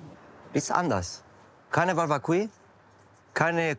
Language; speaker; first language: German; non-native, learner; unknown